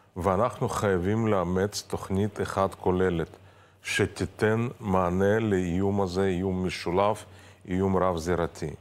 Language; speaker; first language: Hebrew; non-native, fluent; Russian